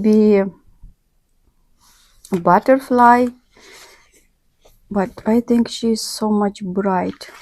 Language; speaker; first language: English; non-native, learner; Russian